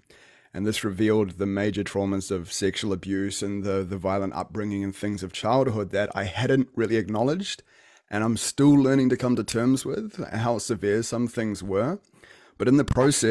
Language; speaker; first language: English; native; English